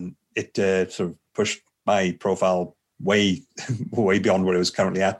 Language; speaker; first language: English; native; English